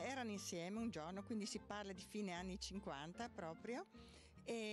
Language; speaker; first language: Italian; native; Italian